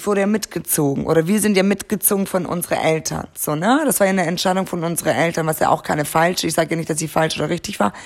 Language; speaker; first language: German; early bilingual, other home language; Persian